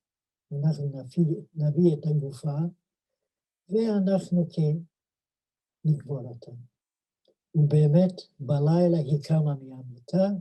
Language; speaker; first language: Hebrew; non-native, fluent; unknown